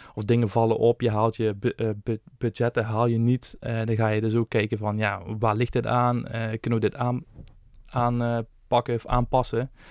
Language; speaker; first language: Dutch; native; Dutch